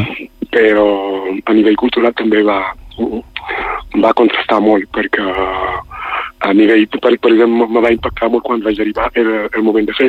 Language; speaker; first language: Catalan; non-native, fluent; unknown